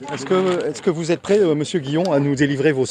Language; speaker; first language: French; native; French